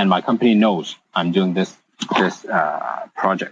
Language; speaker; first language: English; non-native, local second language; Cantonese